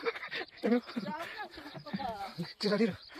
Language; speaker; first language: Japanese; native; Japanese